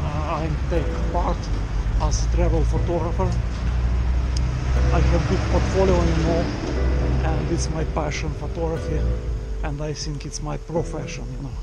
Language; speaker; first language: English; non-native, learner; Ukrainian